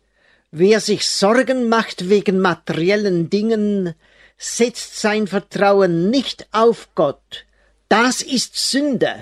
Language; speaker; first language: German; native; German